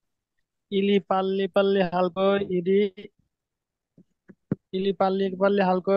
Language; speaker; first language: Korean; non-native, learner; Bangla